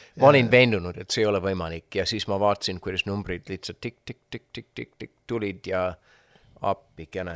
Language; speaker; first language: Estonian; non-native, fluent; English